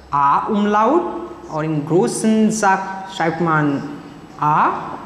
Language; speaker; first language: English; non-native, local second language; Marathi